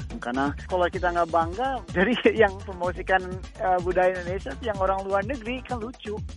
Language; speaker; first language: Indonesian; early bilingual, heritage; Indonesian